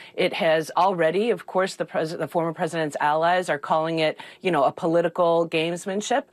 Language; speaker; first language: English; native; English